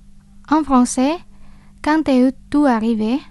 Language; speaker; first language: French; non-native, fluent; Indonesian